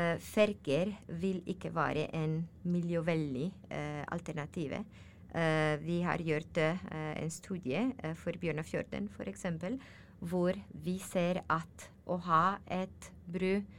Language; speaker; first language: Norwegian; non-native, learner; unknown